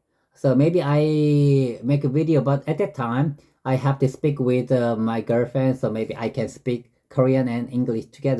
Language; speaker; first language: English; non-native, learner; Korean